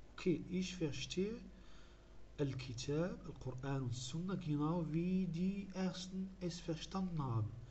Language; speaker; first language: German; non-native, fluent; Arabic